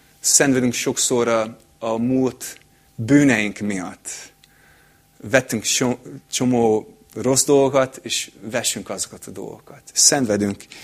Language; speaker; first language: Hungarian; non-native, fluent; English